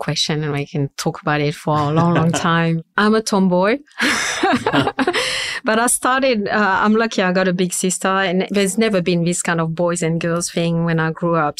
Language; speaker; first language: English; non-native, fluent; French